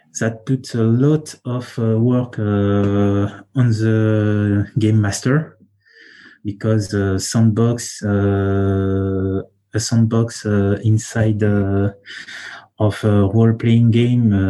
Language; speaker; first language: English; non-native, learner; French